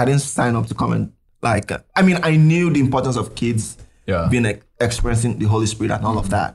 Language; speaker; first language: English; non-native, local second language; Yoruba